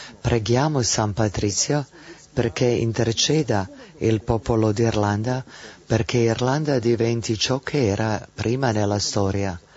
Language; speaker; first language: Italian; non-native, fluent; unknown